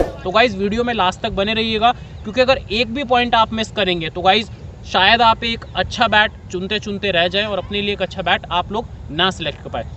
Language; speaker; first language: Hindi; native; Hindi